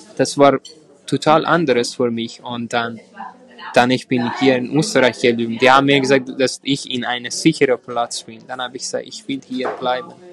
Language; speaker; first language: German; non-native, learner; Persian